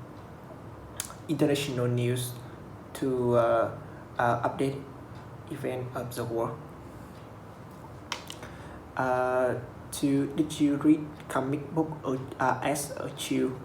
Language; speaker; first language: English; non-native, learner; Vietnamese